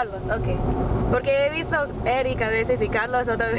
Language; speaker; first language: Spanish; non-native, learner; English